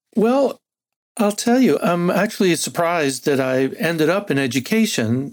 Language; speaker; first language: English; non-native, fluent; Spanish